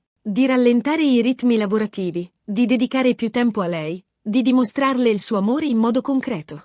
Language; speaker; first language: Italian; native; Italian